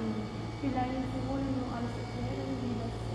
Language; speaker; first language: German; non-native, learner; Hiligaynon